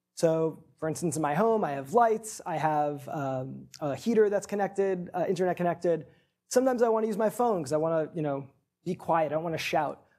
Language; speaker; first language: English; native; English